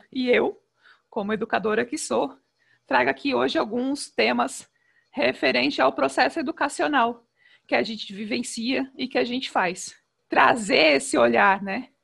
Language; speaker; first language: Portuguese; native; Portuguese